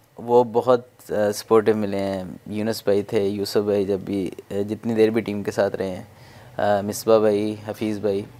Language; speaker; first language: Urdu; non-native, local second language; Punjabi